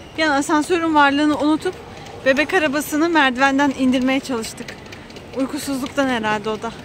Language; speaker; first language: Turkish; native; Turkish